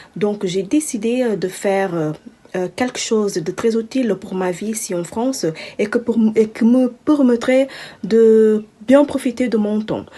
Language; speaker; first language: French; non-native, learner; Kabuverdianu